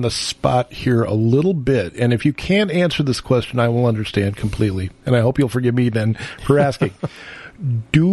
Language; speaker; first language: English; native; English